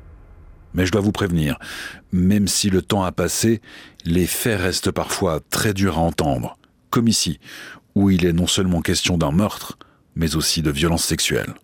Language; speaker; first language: French; native; French